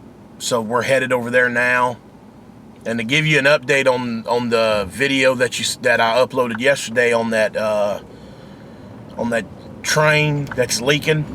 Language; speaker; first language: English; native; English